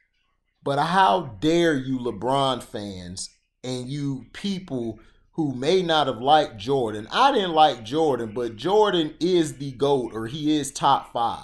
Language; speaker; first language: English; native; English